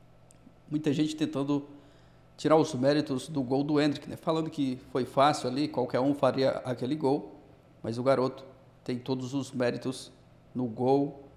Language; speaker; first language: Portuguese; native; Portuguese